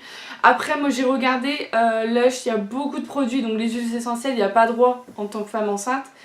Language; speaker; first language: French; native; French